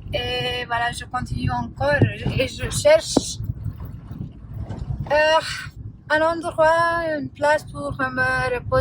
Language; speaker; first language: French; non-native, fluent; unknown